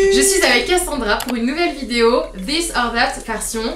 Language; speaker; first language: French; native; French